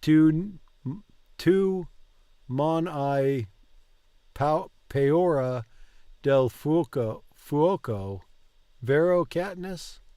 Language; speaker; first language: Italian; non-native, learner; English